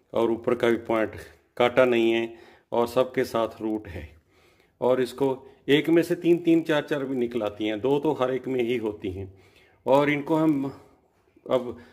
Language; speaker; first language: Hindi; non-native, local second language; Punjabi